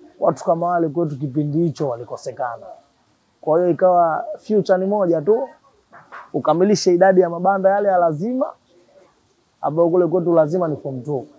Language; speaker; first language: Swahili; native; Swahili